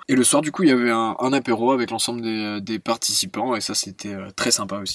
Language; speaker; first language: French; native; French